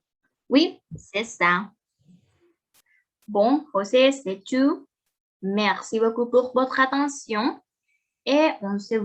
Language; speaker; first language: French; non-native, fluent; Spanish